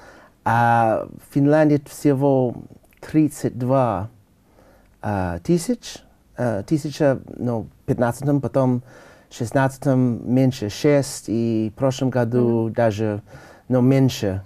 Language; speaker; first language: Russian; non-native, learner; English